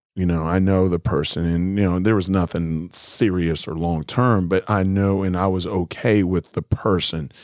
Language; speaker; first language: English; native; English